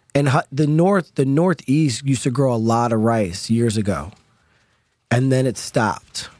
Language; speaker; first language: English; native; English